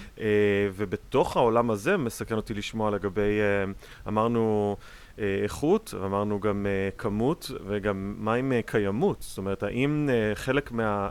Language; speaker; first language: Hebrew; native; Hebrew